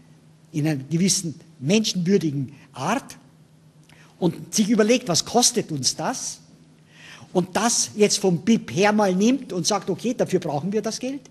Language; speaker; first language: German; native; German